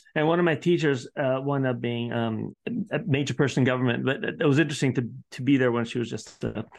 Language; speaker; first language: English; early bilingual, other home language; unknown